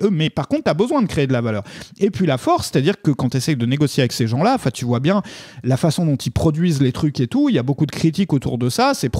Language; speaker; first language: French; native; French